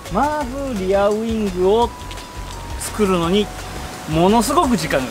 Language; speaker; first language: Japanese; native; Japanese